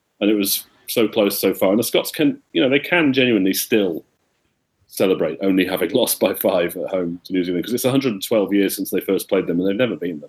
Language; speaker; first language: English; native; English